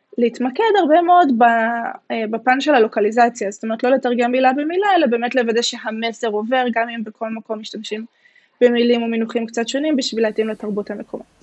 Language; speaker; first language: Hebrew; native; Hebrew